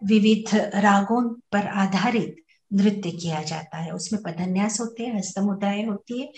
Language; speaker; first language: Hindi; non-native, local second language; Marathi